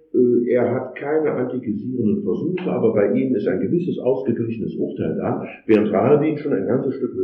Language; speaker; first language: German; native; German